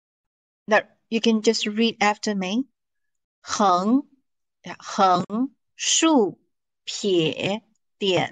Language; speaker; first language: English; non-native, fluent; Chinese